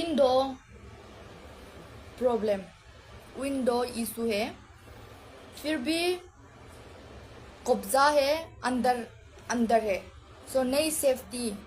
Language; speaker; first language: Hindi; non-native, learner; Mizo